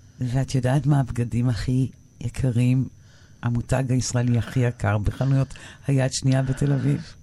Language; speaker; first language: Hebrew; native; Hebrew